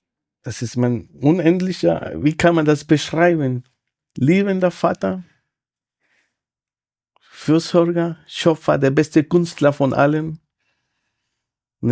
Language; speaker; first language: German; non-native, fluent; Spanish